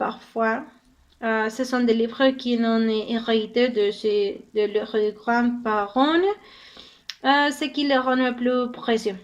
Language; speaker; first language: French; non-native, learner; Spanish